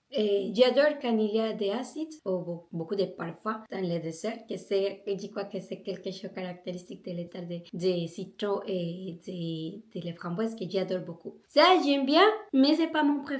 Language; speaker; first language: French; non-native, learner; Spanish